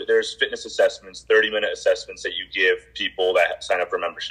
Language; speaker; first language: English; native; English